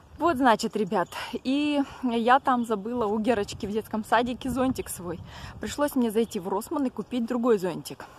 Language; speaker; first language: Russian; native; Russian